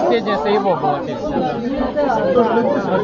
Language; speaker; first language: Russian; native; Russian